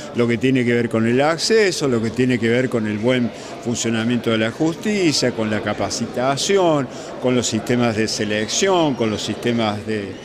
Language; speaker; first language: Spanish; native; Spanish